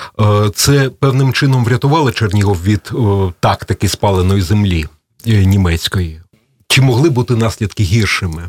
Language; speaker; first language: Ukrainian; native; Ukrainian